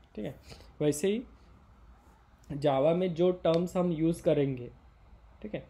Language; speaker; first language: Hindi; non-native, local second language; Marathi